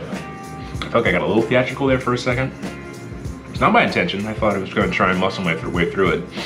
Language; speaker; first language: English; native; English